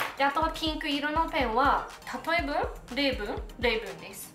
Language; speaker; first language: Japanese; non-native, learner; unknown